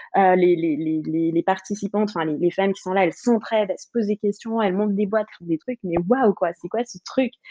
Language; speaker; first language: French; native; French